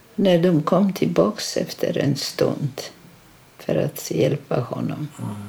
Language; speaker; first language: Swedish; non-native, fluent; Polish